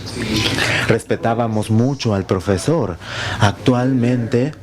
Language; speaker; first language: Spanish; non-native, fluent; Finnish